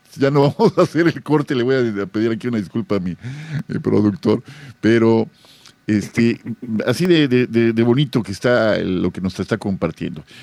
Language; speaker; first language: Spanish; native; Spanish